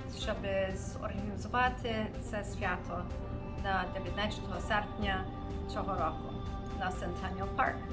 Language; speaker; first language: Ukrainian; early bilingual, heritage; Ukrainian